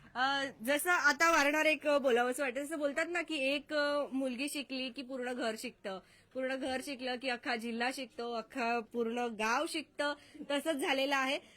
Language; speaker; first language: Marathi; native; Marathi